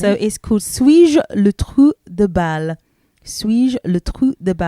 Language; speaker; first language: French; non-native, learner; English